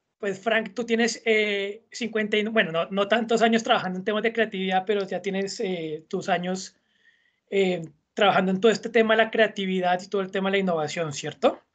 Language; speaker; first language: Spanish; native; Spanish